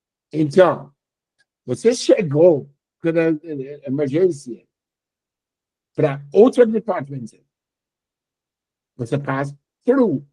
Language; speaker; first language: Portuguese; non-native, learner; English